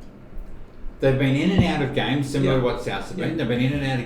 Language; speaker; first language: English; native; English